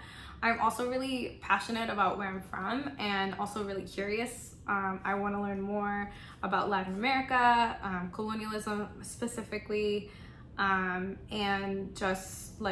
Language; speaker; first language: English; non-native, local second language; Spanish